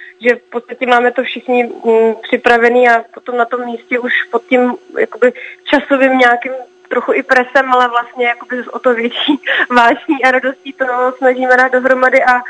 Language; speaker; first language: Czech; native; Czech